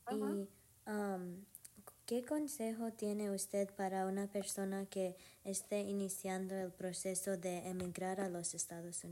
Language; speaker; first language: Spanish; non-native, learner; English